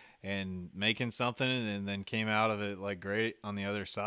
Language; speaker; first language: English; native; English